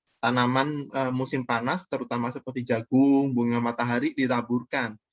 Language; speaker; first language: Indonesian; native; Indonesian